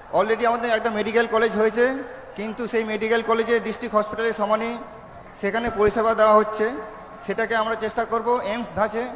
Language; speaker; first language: Bangla; non-native, local second language; Santali